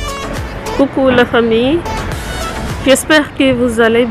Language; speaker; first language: French; non-native, local second language; Lingala